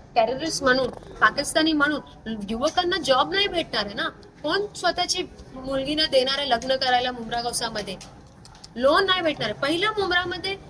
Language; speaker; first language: Marathi; non-native, local second language; Urdu